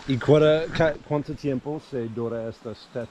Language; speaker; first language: Spanish; non-native, fluent; English